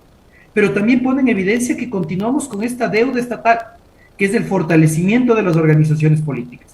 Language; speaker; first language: Spanish; native; Spanish